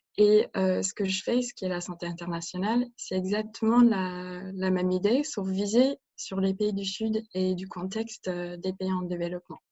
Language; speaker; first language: French; non-native, fluent; English